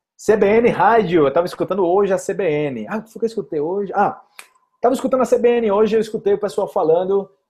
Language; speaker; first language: Portuguese; native; Portuguese